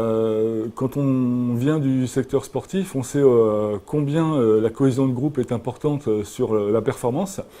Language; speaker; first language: French; native; French